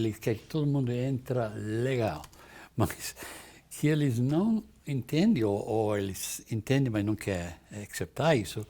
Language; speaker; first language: Portuguese; non-native, fluent; English